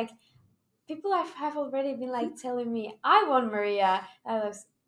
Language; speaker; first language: English; non-native, fluent; Spanish